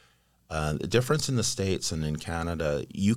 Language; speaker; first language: English; native; English